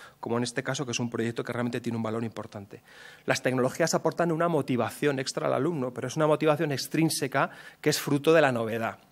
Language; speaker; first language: Spanish; native; Spanish